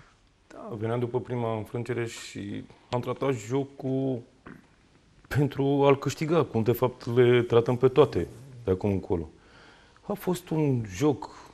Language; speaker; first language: Romanian; native; Romanian